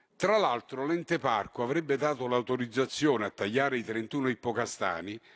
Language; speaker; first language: Italian; native; Italian